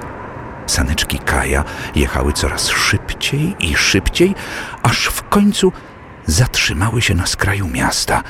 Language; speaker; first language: Polish; native; Polish